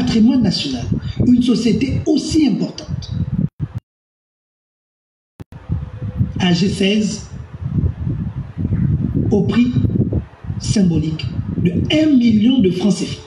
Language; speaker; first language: French; native; French